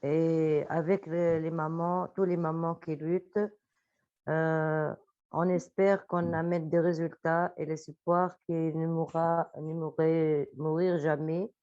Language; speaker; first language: French; non-native, local second language; Arabic